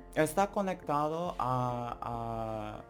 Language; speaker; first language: Spanish; non-native, learner; English